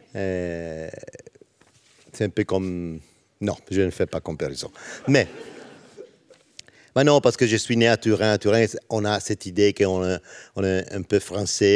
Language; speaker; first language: French; non-native, learner; Italian